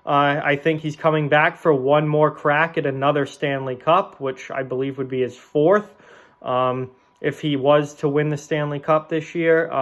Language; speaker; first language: English; native; English